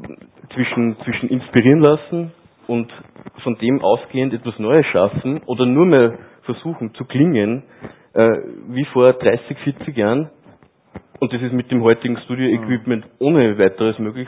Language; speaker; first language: German; native; German